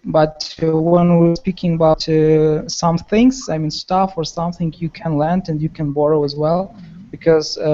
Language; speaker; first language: English; non-native, learner; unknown